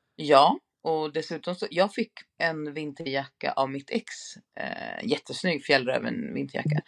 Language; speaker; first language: Swedish; native; Swedish